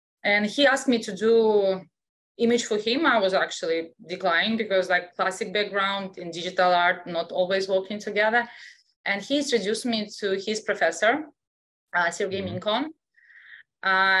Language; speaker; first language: English; non-native, fluent; Russian